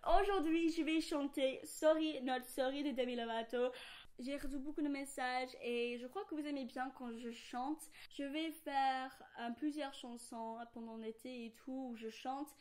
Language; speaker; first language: French; non-native, fluent; English